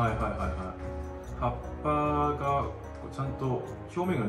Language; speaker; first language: Japanese; native; Japanese